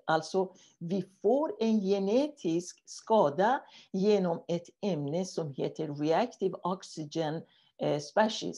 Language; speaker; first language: Swedish; non-native, fluent; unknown